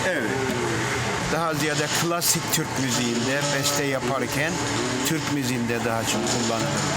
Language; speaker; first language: Turkish; native; Turkish